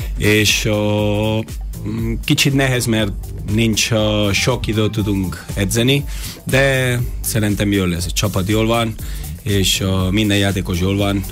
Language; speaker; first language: Hungarian; non-native, learner; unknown